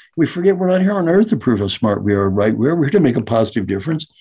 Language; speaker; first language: English; native; English